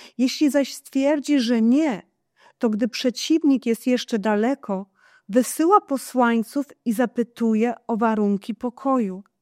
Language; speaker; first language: Polish; non-native, fluent; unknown